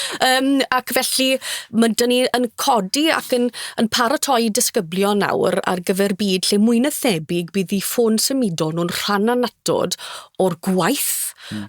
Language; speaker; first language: Welsh; native; Welsh